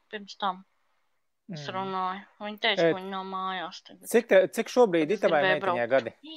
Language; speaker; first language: Latvian; native; Latvian